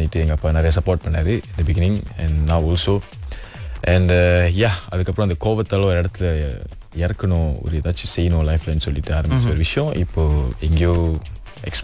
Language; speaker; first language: Tamil; early bilingual, heritage; Tamil